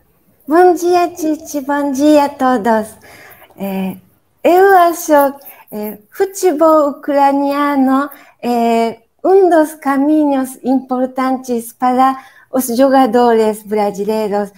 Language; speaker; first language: Portuguese; non-native, fluent; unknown